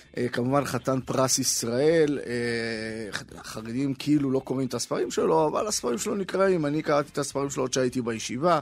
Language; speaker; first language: Hebrew; native; Hebrew